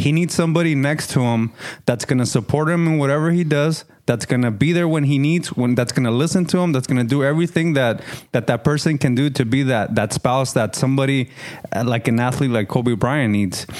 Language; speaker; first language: English; early bilingual, other home language; Spanish